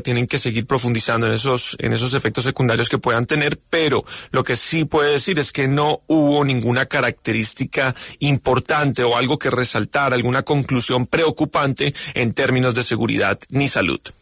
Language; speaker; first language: Spanish; native; Spanish